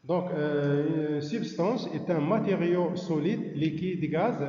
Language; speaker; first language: French; non-native, local second language; Arabic